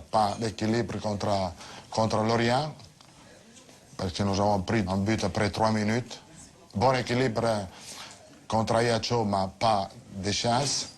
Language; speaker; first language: French; non-native, fluent; Italian